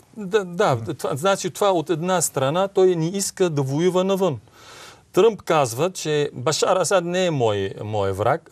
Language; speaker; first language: Bulgarian; non-native, fluent; Arabic